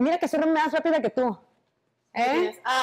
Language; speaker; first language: Spanish; native; Spanish